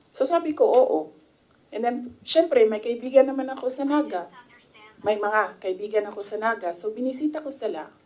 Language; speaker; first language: Filipino; non-native, local second language; Cebuano